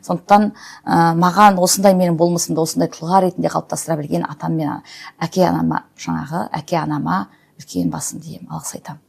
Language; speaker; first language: Kazakh; native; Kazakh